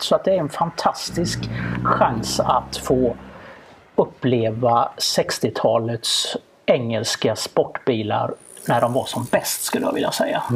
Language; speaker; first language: Swedish; native; Swedish